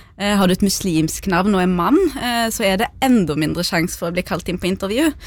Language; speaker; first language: Norwegian; early bilingual, other home language; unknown